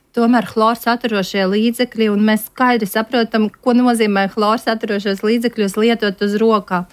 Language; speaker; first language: Latvian; non-native, local second language; Russian